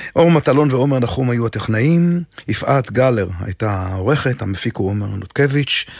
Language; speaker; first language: Hebrew; native; Hebrew